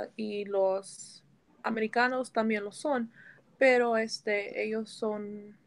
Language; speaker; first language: Spanish; early bilingual, heritage; Spanish